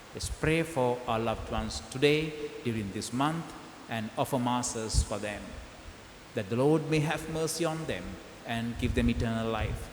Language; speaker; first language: English; non-native, local second language; Sinhala